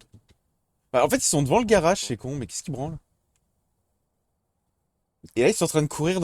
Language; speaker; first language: French; native; French